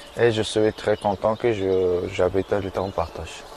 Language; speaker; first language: French; non-native, learner; Persian